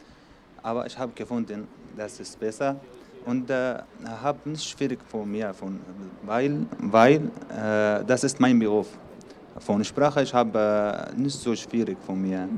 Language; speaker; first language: German; non-native, learner; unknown